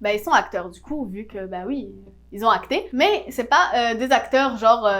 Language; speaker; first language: French; native; French